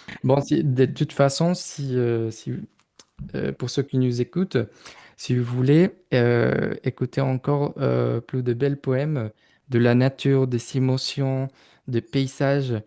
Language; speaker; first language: French; non-native, fluent; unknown